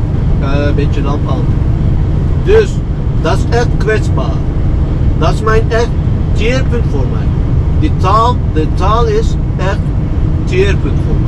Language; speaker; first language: Dutch; non-native, fluent; Turkish